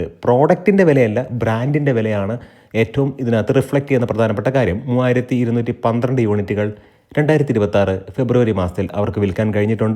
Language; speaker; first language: Malayalam; native; Malayalam